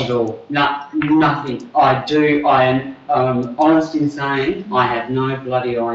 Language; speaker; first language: English; native; English